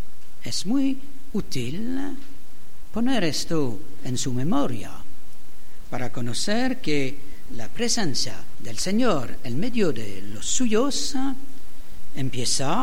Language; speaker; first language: Spanish; non-native, learner; German